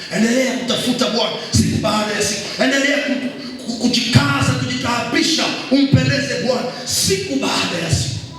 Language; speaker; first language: Swahili; non-native, local second language; Nande